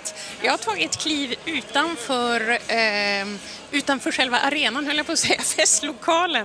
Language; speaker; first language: Swedish; native; Swedish